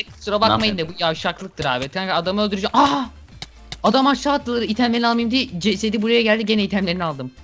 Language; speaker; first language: Turkish; native; Turkish